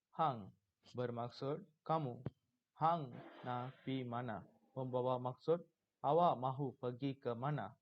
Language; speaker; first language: Malay; non-native, local second language; Tamil